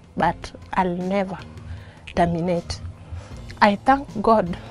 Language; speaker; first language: English; non-native, local second language; Luo (Kenya and Tanzania)